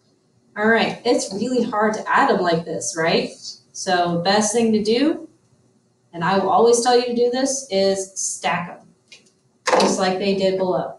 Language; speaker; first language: English; native; English